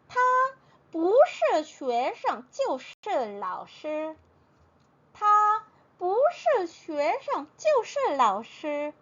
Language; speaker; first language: Chinese; non-native, fluent; Korean